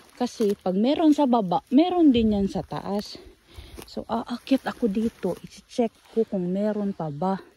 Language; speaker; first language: Filipino; non-native, local second language; Cebuano